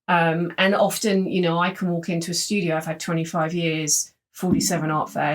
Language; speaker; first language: English; native; English